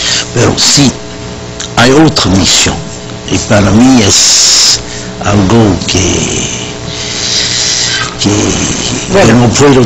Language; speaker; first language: Spanish; non-native, learner; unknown